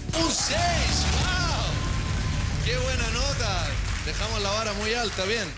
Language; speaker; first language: Spanish; native; Spanish